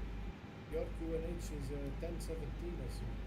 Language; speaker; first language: English; non-native, learner; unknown